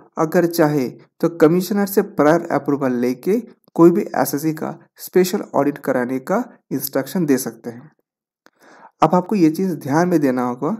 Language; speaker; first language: Hindi; non-native, local second language; Bangla